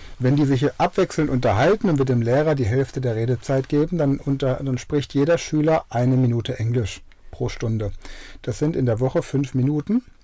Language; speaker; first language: German; native; German